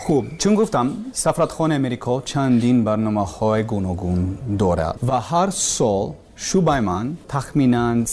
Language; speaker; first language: Persian; non-native, learner; English